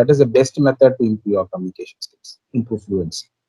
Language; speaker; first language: English; non-native, local second language; Tamil